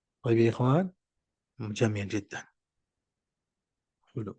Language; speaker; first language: Arabic; non-native, fluent; French